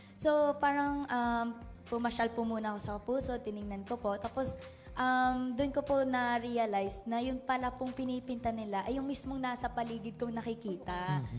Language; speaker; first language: Filipino; native; Filipino